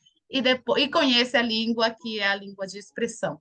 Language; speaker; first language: Portuguese; non-native, fluent; Spanish